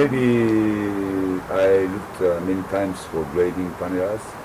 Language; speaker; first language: English; non-native, learner; Japanese